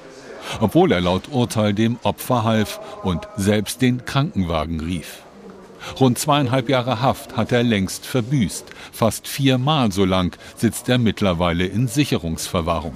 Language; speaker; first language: German; native; German